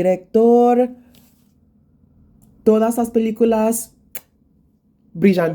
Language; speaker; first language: Spanish; non-native, learner; English